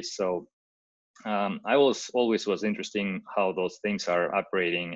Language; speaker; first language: English; non-native, fluent; Russian